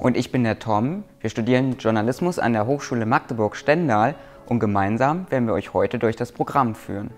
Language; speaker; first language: German; native; German